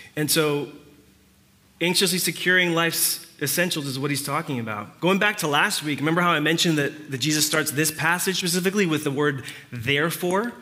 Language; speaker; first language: English; early bilingual, other home language; Spanish